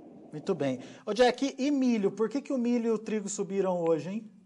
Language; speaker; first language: Portuguese; native; Portuguese